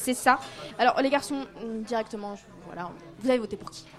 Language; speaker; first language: French; native; French